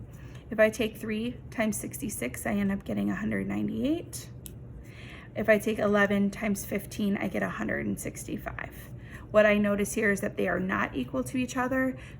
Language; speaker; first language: English; native; English